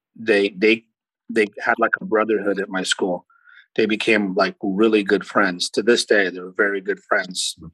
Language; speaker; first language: English; early bilingual, other home language; Portuguese